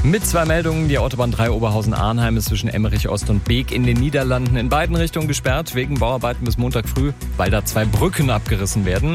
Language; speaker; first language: German; native; German